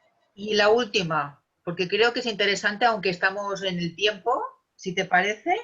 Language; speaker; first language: Spanish; native; Spanish